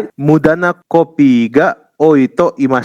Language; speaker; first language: Japanese; non-native, fluent; Indonesian